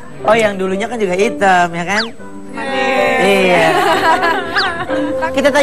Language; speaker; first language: Indonesian; native; Indonesian